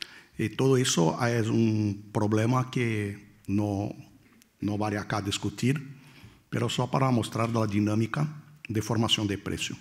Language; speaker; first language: Spanish; non-native, fluent; Portuguese